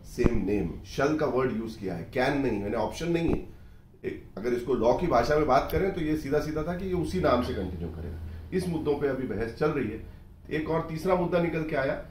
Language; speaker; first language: Hindi; non-native, local second language; Urdu